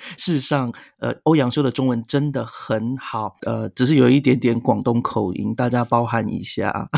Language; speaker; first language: Chinese; native; Chinese